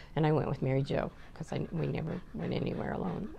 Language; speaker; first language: English; native; English